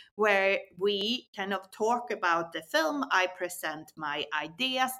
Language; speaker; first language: English; non-native, fluent; Swedish